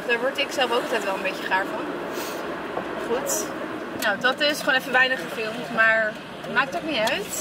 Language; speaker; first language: Dutch; native; Dutch